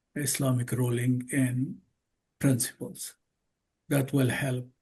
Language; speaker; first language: English; non-native, fluent; Persian